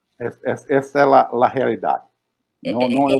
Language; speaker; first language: Spanish; non-native, fluent; Portuguese